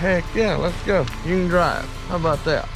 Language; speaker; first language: English; native; English